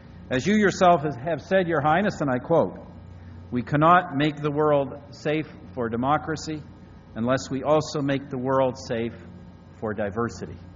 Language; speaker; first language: English; native; English